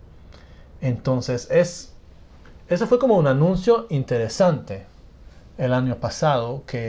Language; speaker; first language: Spanish; non-native, fluent; English